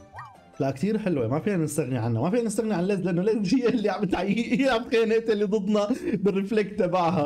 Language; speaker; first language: Arabic; native; Arabic